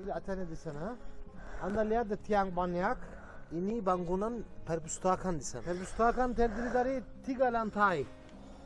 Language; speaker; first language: Indonesian; non-native, learner; Turkish